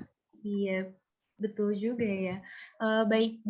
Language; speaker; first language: Indonesian; native; Indonesian